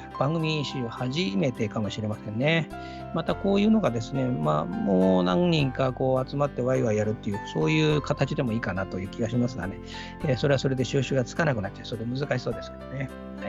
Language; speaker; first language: Japanese; native; Japanese